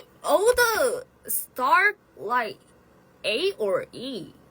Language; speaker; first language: English; non-native, learner; Korean